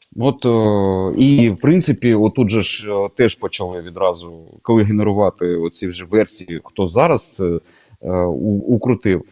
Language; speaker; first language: Ukrainian; native; Ukrainian